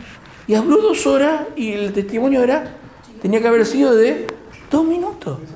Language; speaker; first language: Spanish; native; Spanish